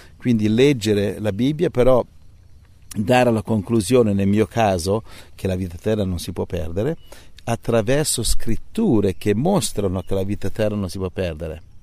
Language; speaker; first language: Italian; native; Italian